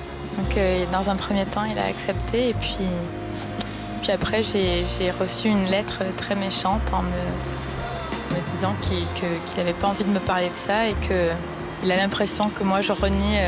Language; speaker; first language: French; native; French